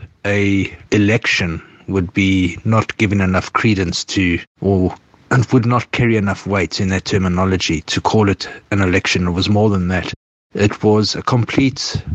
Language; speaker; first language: English; native; English